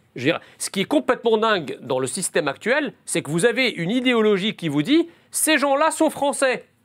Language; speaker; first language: French; early bilingual, other home language; Arabic